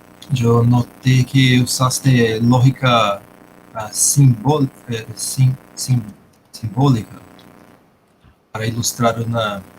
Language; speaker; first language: Spanish; non-native, fluent; Portuguese